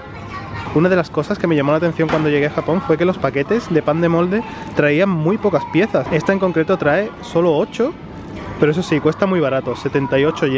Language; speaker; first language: Spanish; native; Spanish